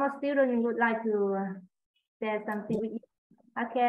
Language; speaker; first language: English; non-native, learner; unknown